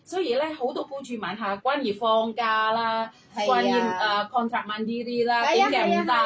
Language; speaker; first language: Cantonese; non-native, fluent; Indonesian